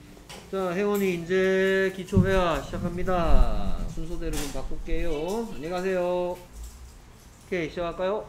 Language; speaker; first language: Korean; native; Korean